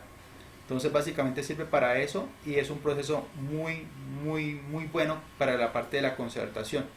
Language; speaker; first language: Spanish; native; Spanish